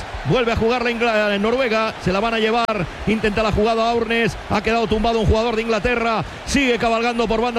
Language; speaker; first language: Spanish; native; Spanish